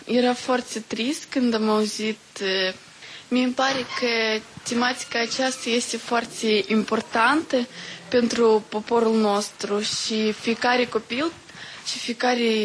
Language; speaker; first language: Romanian; non-native, local second language; Russian